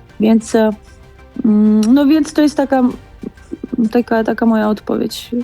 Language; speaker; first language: Polish; non-native, fluent; Georgian